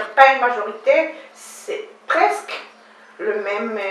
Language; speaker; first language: French; non-native, learner; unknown